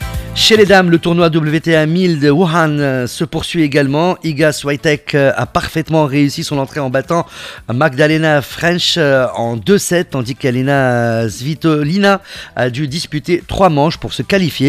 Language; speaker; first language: French; non-native, local second language; Arabic